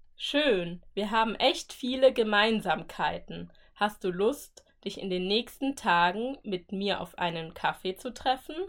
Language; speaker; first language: German; native; German